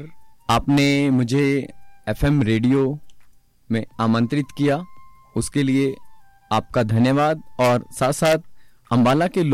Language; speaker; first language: Hindi; native; Hindi